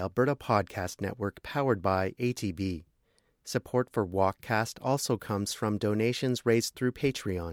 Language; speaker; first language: English; native; English